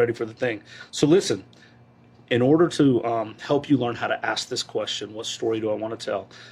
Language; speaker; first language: English; native; English